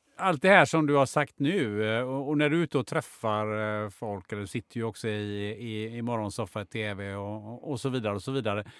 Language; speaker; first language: Swedish; native; Swedish